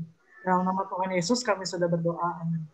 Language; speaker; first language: Indonesian; native; Indonesian